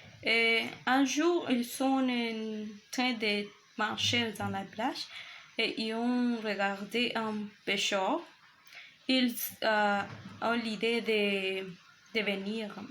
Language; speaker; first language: French; non-native, learner; Spanish